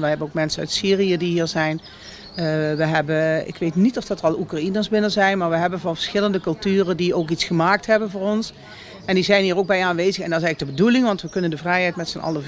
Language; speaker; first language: Dutch; native; Dutch